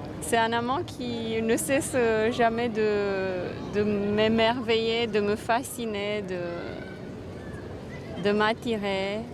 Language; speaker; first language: French; non-native, fluent; Romanian